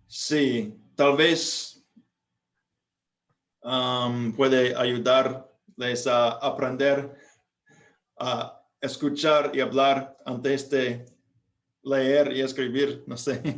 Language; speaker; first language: Spanish; non-native, fluent; English